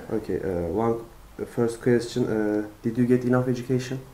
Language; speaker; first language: English; non-native, learner; Turkish